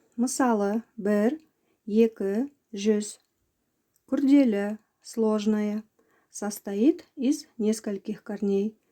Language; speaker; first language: Russian; non-native, local second language; Kazakh